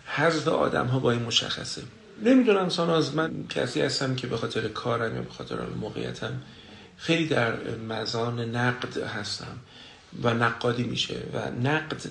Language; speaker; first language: Persian; native; Persian